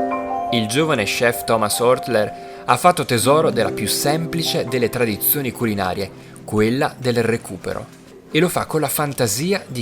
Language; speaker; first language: Italian; native; Italian